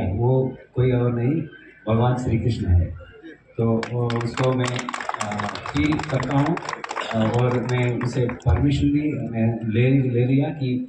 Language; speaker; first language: Hindi; non-native, local second language; Telugu